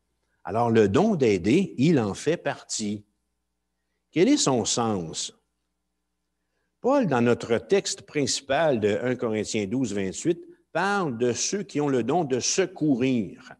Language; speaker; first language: French; native; French